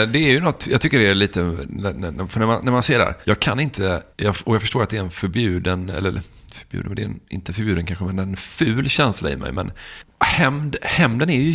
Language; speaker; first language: Swedish; native; Swedish